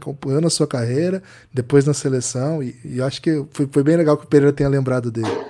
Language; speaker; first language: Portuguese; native; Portuguese